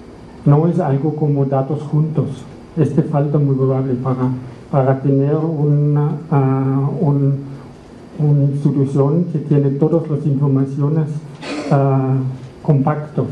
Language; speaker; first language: Spanish; non-native, learner; German